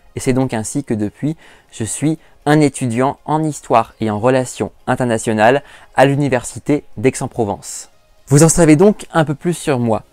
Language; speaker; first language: French; native; French